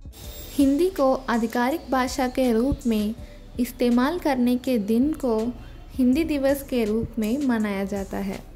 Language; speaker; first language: Hindi; non-native, local second language; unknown